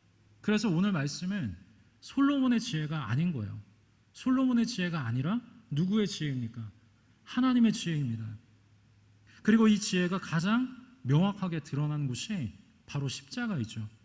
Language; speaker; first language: Korean; native; Korean